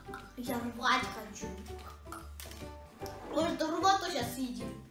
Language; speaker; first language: Russian; native; Russian